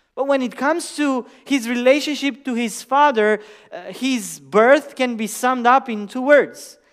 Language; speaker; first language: English; non-native, fluent; Romanian